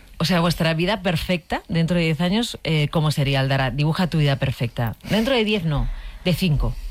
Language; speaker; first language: Spanish; native; Spanish